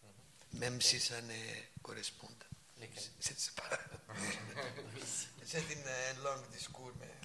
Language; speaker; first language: French; non-native, fluent; Greek